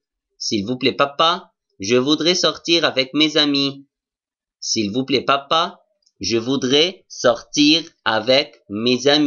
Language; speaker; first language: French; non-native, fluent; Arabic